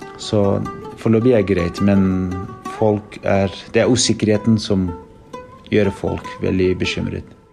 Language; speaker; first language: Norwegian; non-native, fluent; Persian